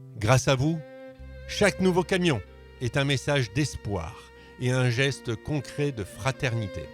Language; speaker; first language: French; native; French